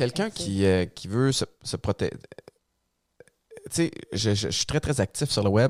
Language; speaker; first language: French; native; French